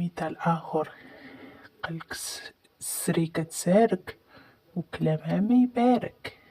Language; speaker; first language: Arabic; native; Arabic